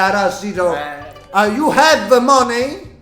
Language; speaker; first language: English; non-native, learner; Italian